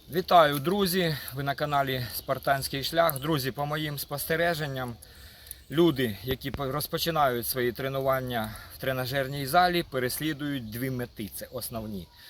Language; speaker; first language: Ukrainian; non-native, local second language; Russian